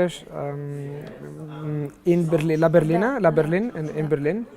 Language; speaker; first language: Romanian; non-native, learner; Italian